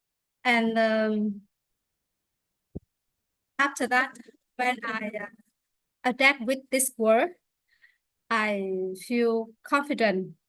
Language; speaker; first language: English; non-native, learner; Vietnamese